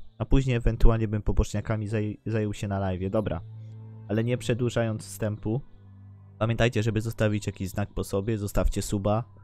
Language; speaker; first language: Polish; native; Polish